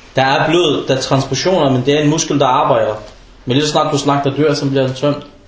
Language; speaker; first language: Danish; non-native, fluent; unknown